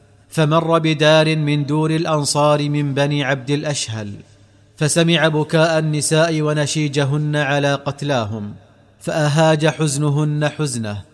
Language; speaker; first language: Arabic; native; Arabic